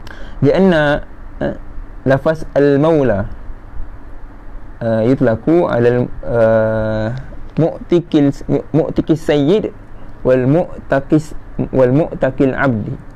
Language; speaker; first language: Arabic; non-native, fluent; Malay